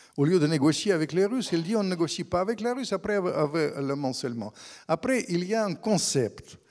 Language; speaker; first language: French; non-native, fluent; Russian